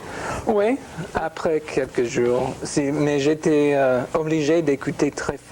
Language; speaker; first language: French; non-native, fluent; English